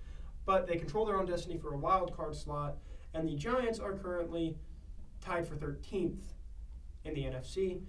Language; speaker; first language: English; native; English